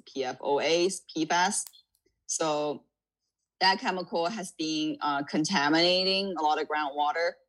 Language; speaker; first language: English; non-native, fluent; Chinese